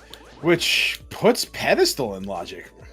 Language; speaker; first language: English; native; English